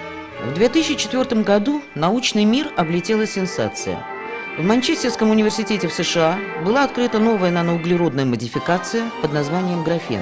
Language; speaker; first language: Russian; native; Russian